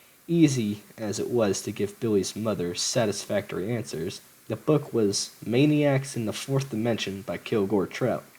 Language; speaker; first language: English; native; English